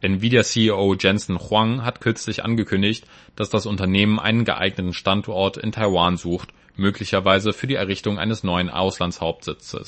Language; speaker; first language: German; native; German